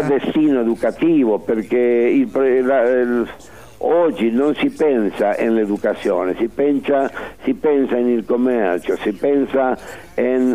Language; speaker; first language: Italian; early bilingual, heritage; Spanish